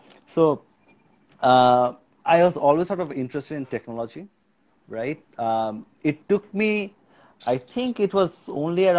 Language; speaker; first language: English; non-native, local second language; Bangla